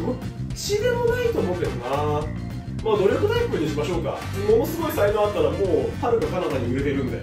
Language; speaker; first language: Japanese; native; Japanese